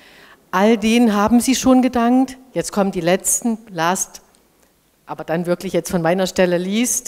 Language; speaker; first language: German; native; German